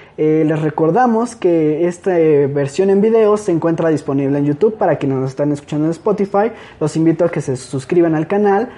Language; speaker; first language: Spanish; native; Spanish